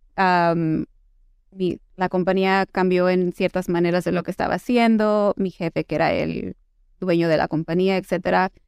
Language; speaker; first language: Spanish; early bilingual, heritage; Spanish